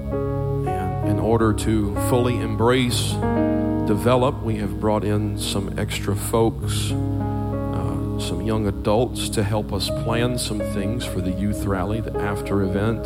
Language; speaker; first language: English; native; English